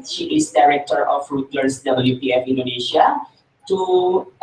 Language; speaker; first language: English; non-native, learner; Indonesian